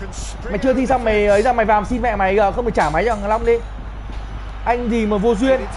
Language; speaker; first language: Vietnamese; native; Vietnamese